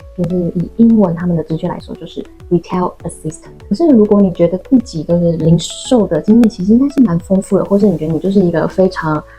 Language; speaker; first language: Chinese; native; Chinese